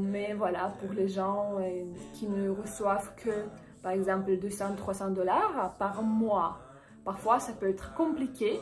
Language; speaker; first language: French; non-native, fluent; Ukrainian